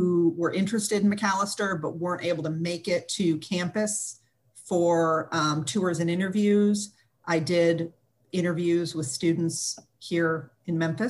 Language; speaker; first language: English; native; English